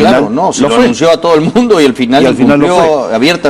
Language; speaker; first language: Spanish; native; Spanish